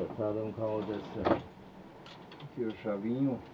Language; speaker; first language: Portuguese; non-native, fluent; German